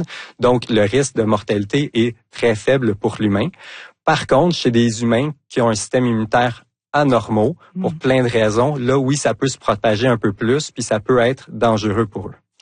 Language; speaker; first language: French; native; French